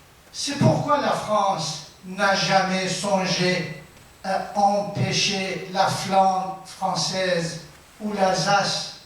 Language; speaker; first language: French; non-native, fluent; Persian